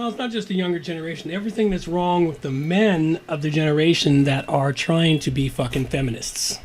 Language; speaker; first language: English; native; English